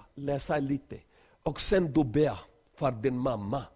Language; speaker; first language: Swedish; non-native, learner; Urdu